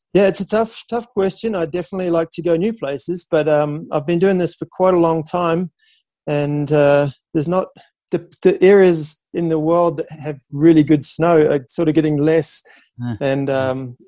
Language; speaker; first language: English; native; English